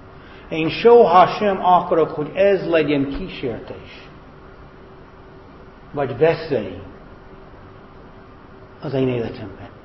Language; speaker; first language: Hungarian; non-native, fluent; English